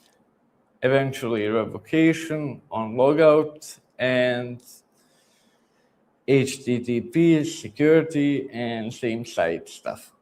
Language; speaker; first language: English; non-native, fluent; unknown